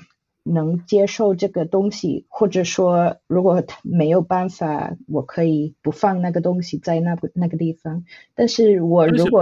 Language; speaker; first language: Chinese; non-native, fluent; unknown